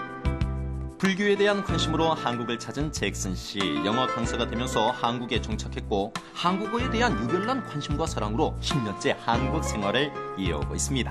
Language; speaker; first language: Korean; native; Korean